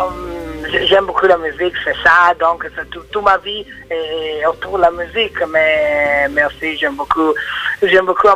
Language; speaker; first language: French; non-native, learner; Italian